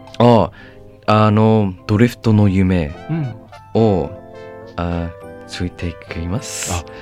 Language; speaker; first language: Japanese; non-native, learner; English